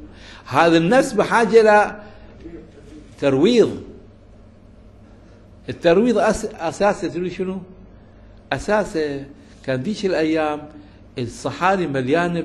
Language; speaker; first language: Arabic; native; Arabic